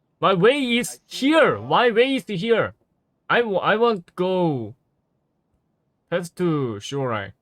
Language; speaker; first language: English; non-native, learner; Korean